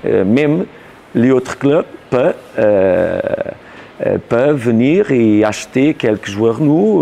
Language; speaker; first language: French; non-native, learner; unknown